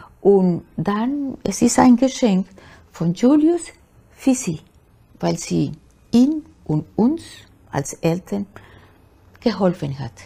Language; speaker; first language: German; non-native, fluent; Spanish